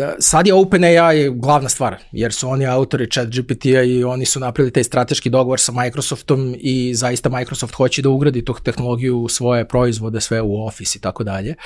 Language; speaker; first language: Serbian; native; Serbian